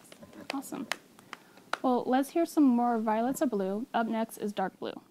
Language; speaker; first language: English; native; English